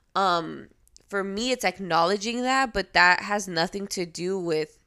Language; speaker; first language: English; native; English